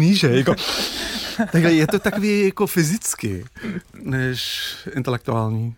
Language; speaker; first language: Czech; non-native, fluent; English